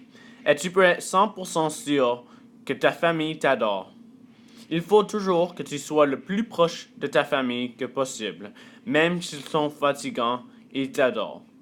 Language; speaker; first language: French; early bilingual, other home language; English